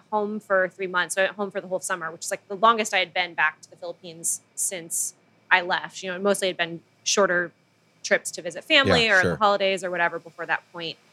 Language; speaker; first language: English; non-native, local second language; Filipino